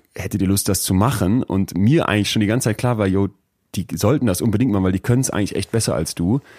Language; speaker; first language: German; native; German